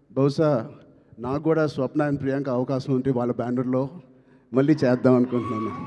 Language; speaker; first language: Telugu; native; Telugu